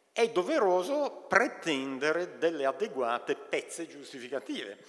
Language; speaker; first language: Italian; native; Italian